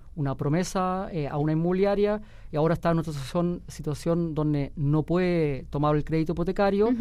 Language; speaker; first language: Spanish; early bilingual, heritage; Spanish